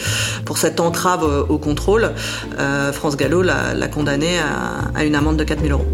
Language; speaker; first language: French; native; French